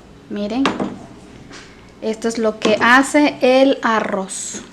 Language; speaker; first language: Spanish; native; Spanish